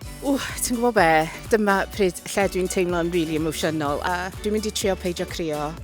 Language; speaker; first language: Welsh; non-native, local second language; English